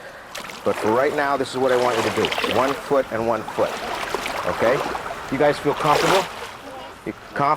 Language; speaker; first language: English; native; English